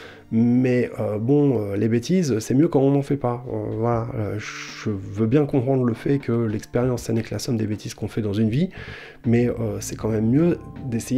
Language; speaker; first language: French; native; French